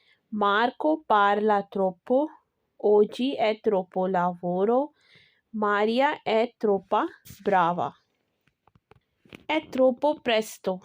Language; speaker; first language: Italian; non-native, fluent; Urdu